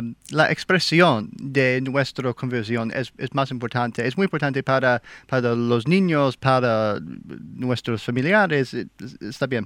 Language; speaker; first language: Spanish; non-native, learner; English